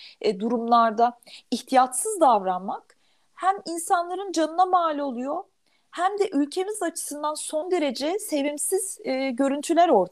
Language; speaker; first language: Turkish; native; Turkish